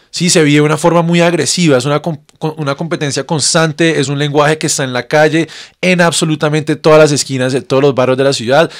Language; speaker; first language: Spanish; native; Spanish